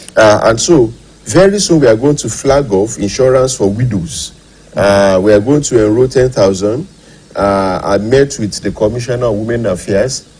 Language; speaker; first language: English; non-native, local second language; Yoruba